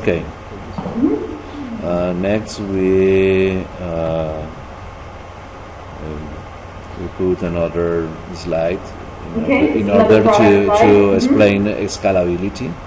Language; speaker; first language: English; non-native, learner; Spanish